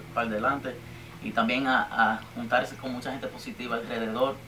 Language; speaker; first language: Spanish; early bilingual, heritage; Spanish